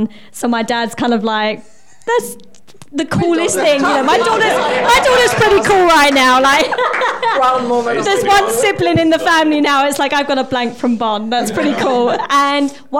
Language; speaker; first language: English; native; English